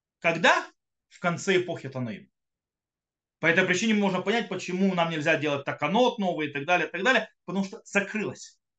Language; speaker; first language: Russian; early bilingual, heritage; Russian